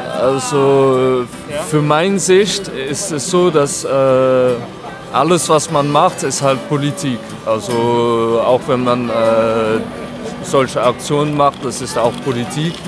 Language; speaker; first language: German; non-native, fluent; French